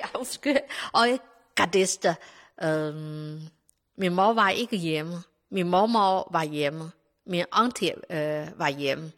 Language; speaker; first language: Danish; non-native, learner; Chinese